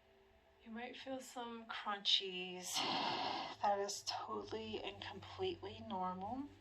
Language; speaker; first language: English; native; English